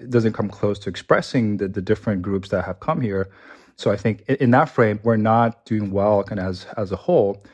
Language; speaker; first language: English; early bilingual, other home language; Chinese